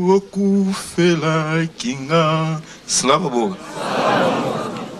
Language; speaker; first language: Russian; non-native, learner; Lingala